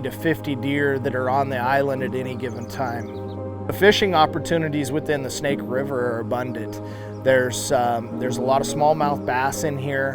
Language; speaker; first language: English; native; English